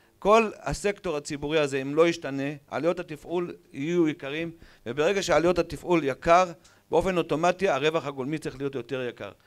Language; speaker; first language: Hebrew; native; Hebrew